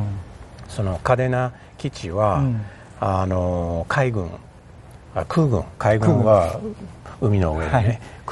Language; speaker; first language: Japanese; non-native, fluent; English